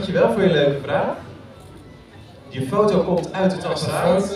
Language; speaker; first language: Dutch; native; Dutch